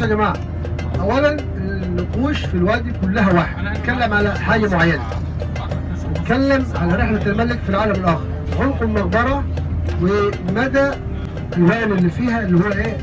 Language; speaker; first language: Arabic; native; Arabic